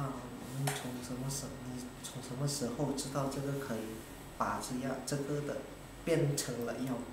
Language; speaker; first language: Chinese; early bilingual, heritage; Indonesian